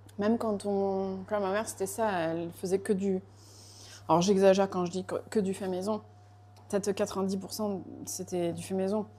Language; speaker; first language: French; early bilingual, other home language; Portuguese